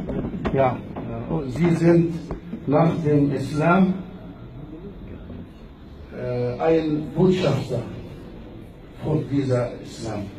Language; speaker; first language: German; non-native, learner; Arabic